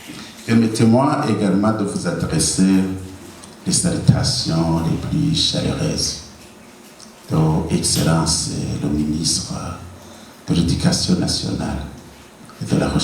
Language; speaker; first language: French; non-native, local second language; Rundi